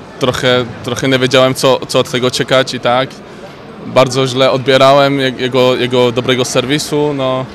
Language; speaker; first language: Polish; non-native, learner; Czech